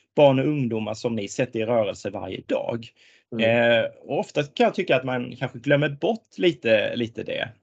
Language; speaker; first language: Swedish; native; Swedish